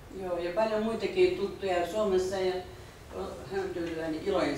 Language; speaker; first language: Finnish; non-native, fluent; Russian